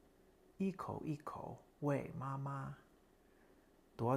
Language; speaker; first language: Chinese; non-native, learner; English